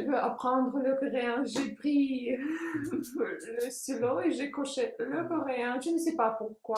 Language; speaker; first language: French; non-native, fluent; Russian